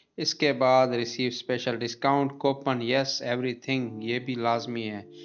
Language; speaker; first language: Urdu; non-native, local second language; Punjabi